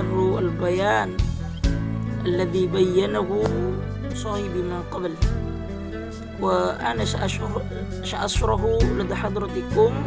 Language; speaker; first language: Arabic; non-native, learner; Indonesian